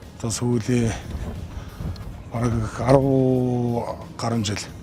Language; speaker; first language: Mongolian; native; Mongolian